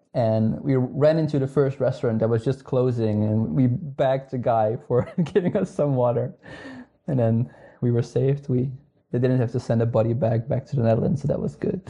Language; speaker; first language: English; non-native, fluent; Dutch